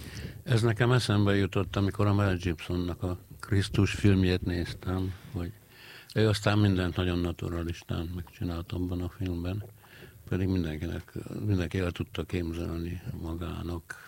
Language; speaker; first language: Hungarian; native; Hungarian